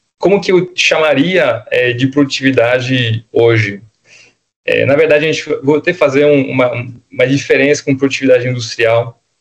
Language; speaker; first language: Portuguese; non-native, fluent; French